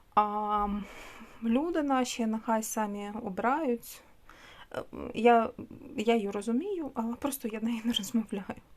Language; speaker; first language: Ukrainian; non-native, local second language; Russian